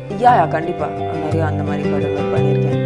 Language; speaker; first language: Tamil; non-native, local second language; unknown